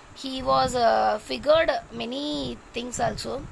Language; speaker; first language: English; non-native, local second language; Tamil